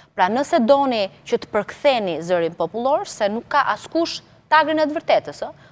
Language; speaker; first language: Albanian; native; Albanian